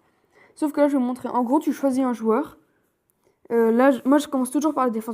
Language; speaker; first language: French; native; French